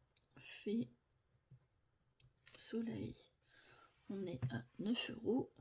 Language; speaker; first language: French; native; French